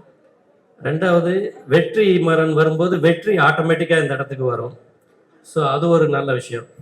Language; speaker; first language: Tamil; native; Tamil